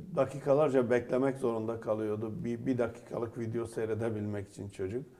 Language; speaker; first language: Turkish; native; Turkish